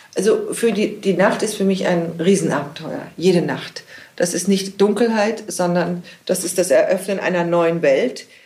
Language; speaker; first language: German; native; German